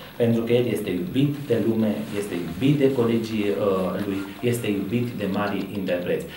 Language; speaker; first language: Romanian; native; Romanian